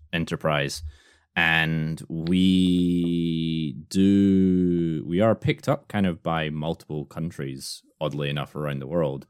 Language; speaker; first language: English; native; English